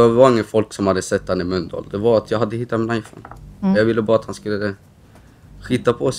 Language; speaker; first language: Swedish; early bilingual, other home language; Romany